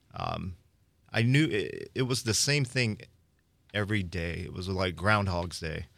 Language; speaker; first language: English; early bilingual, other home language; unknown